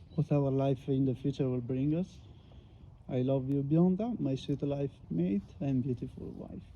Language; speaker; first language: English; non-native, fluent; Italian